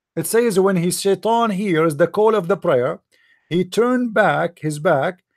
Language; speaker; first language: English; non-native, local second language; Arabic